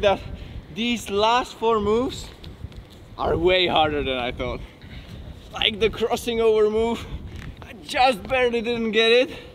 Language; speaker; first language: English; non-native, fluent; Czech